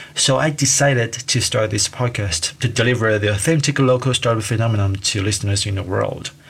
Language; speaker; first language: English; non-native, fluent; Chinese